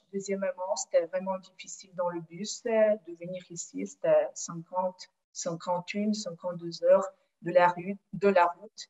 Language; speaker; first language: French; non-native, fluent; Ukrainian